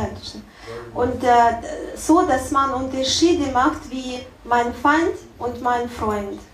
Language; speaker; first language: German; non-native, learner; Russian